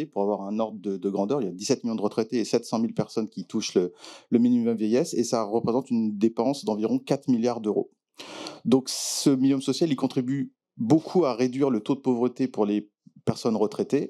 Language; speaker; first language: French; native; French